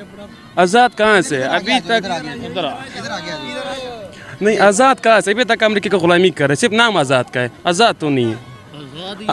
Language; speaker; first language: Hindi; non-native, fluent; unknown